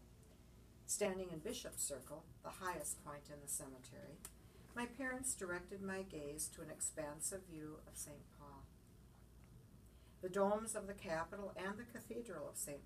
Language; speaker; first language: English; native; English